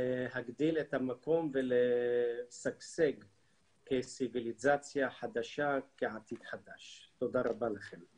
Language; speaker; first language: Hebrew; non-native, fluent; Arabic